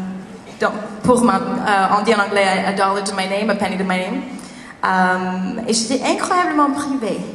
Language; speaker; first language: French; non-native, learner; English